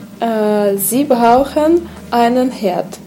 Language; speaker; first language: German; non-native, learner; Russian